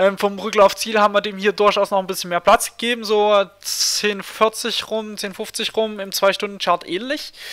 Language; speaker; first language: German; native; German